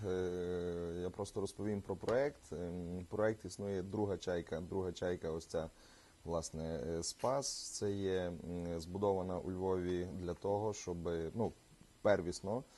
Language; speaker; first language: Ukrainian; native; Ukrainian